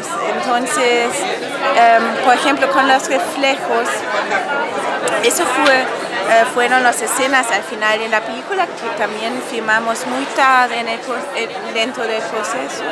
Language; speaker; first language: Spanish; non-native, fluent; German